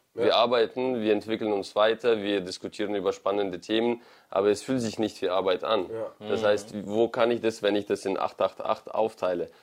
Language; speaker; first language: German; non-native, fluent; Ukrainian